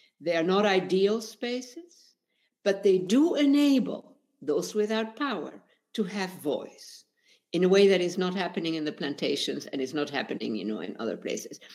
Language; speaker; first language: English; non-native, fluent; Spanish